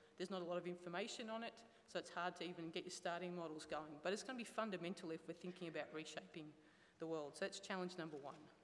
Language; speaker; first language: English; native; English